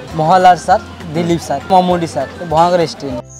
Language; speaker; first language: Malayalam; non-native, learner; Odia